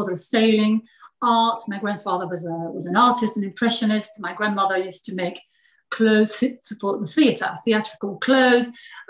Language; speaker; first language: English; non-native, fluent; French